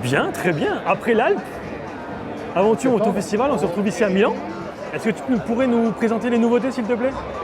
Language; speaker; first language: French; native; French